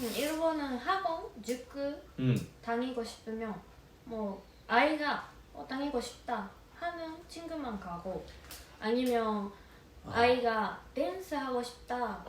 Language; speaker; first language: Korean; non-native, fluent; Japanese